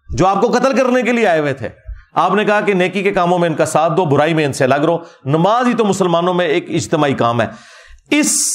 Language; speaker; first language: Urdu; non-native, local second language; Punjabi